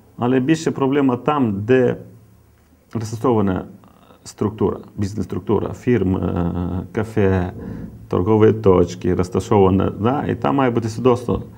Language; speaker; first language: Ukrainian; non-native, local second language; Romanian